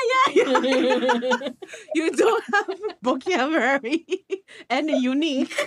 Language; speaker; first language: English; non-native, learner; Japanese